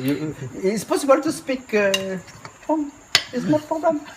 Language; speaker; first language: English; non-native, learner; Réunion Creole French